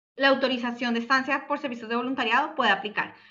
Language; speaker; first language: Spanish; native; Spanish